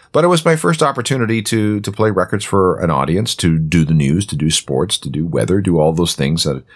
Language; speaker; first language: English; native; English